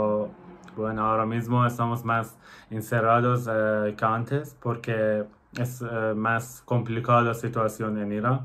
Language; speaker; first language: Spanish; non-native, fluent; Persian